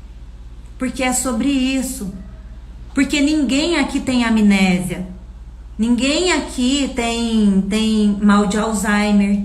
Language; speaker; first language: Portuguese; native; Portuguese